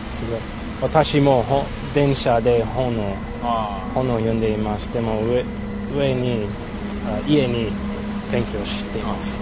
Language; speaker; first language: Japanese; non-native, learner; English